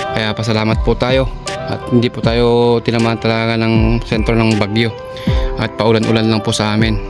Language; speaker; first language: Filipino; native; Filipino